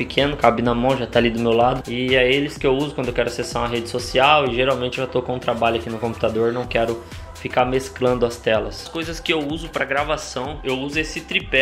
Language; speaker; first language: Portuguese; native; Portuguese